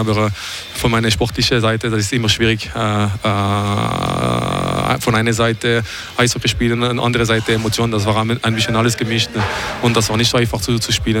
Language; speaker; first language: German; non-native, fluent; French